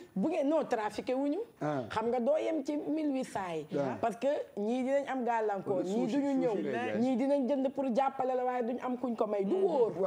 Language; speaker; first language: Wolof; native; Wolof